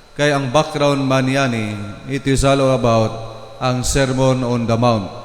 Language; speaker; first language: Cebuano; native; Cebuano